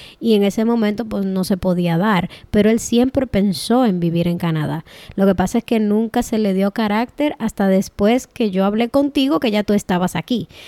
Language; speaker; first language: Spanish; native; Spanish